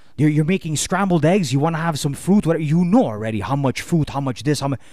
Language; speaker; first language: English; native; English